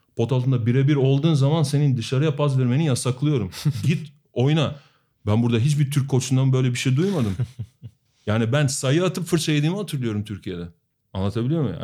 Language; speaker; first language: Turkish; non-native, fluent; Albanian